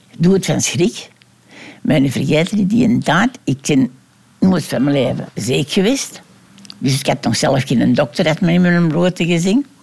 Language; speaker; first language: Dutch; native; Dutch